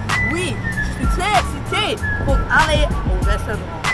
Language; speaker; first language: French; non-native, learner; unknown